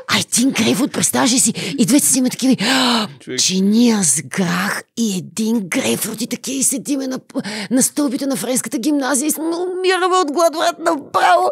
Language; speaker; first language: Bulgarian; native; Bulgarian